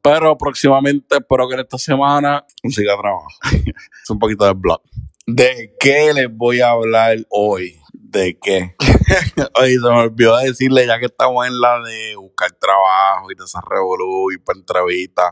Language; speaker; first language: Spanish; native; Spanish